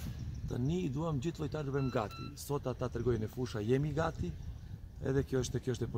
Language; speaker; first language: Albanian; non-native, learner; Serbian